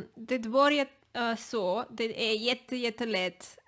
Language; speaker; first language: Swedish; non-native, learner; Spanish